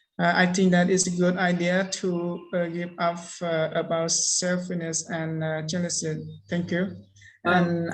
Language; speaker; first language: English; non-native, learner; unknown